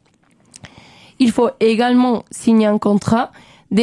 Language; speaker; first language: French; non-native, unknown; Spanish